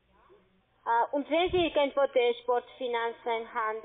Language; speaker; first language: German; non-native, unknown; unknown